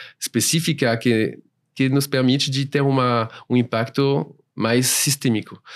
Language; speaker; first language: Portuguese; non-native, fluent; French